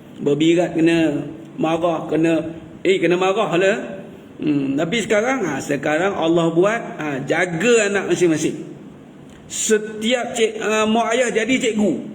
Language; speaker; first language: Malay; native; Malay